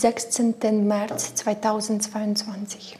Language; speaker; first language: German; non-native, learner; Ukrainian